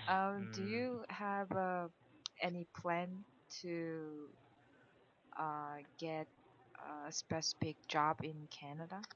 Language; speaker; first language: English; non-native, learner; Korean